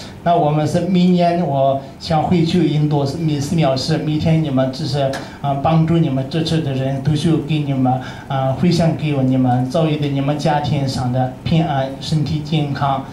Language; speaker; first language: Chinese; non-native, learner; Tibetan